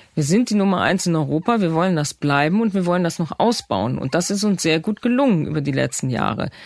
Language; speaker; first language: German; native; German